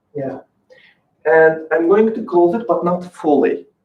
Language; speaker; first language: English; non-native, fluent; Azerbaijani